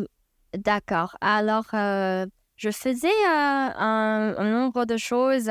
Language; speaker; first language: French; non-native, fluent; Chinese